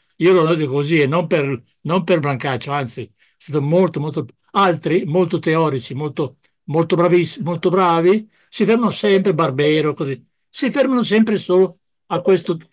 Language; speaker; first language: Italian; native; Italian